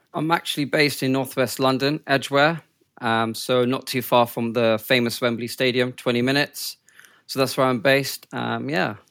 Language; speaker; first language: English; early bilingual, other home language; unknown